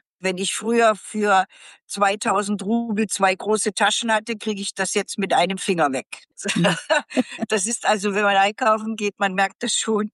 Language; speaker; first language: German; native; German